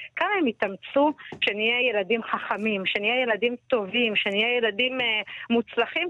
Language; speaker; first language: Hebrew; native; Hebrew